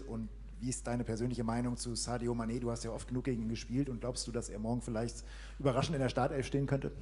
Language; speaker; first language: German; native; German